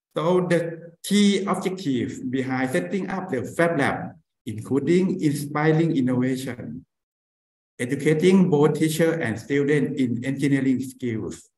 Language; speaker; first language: English; non-native, fluent; Thai